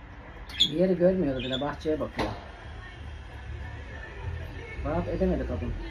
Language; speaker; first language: Turkish; native; Turkish